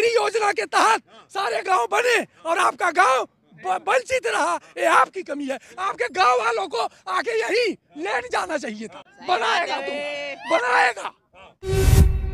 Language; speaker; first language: Hindi; native; Hindi